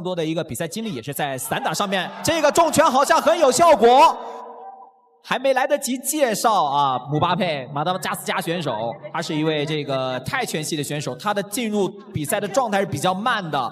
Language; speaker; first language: Chinese; native; Chinese